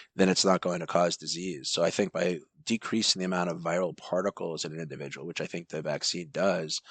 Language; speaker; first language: English; native; English